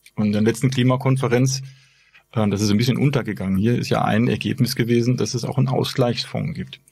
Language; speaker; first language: German; native; German